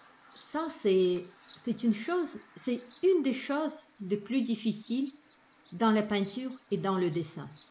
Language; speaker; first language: French; non-native, fluent; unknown